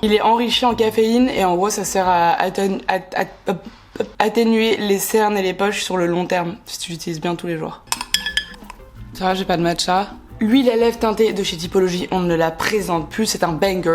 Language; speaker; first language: French; native; French